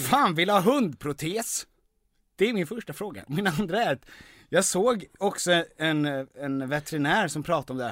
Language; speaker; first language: Swedish; native; Swedish